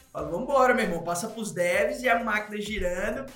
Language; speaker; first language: Portuguese; native; Portuguese